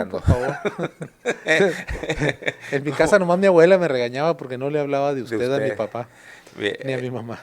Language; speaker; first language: Spanish; native; Spanish